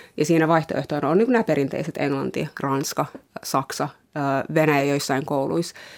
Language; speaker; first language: Finnish; early bilingual, other home language; Somali